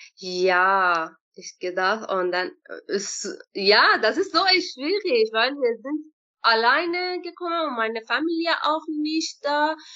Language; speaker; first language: German; non-native, learner; Persian